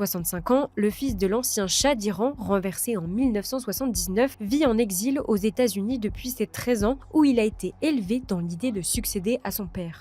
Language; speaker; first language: French; native; French